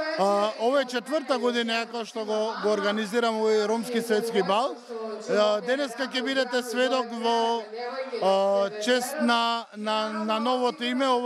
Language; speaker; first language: Macedonian; non-native, local second language; Romany